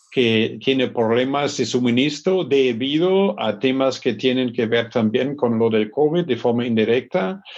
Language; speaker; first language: Spanish; non-native, fluent; German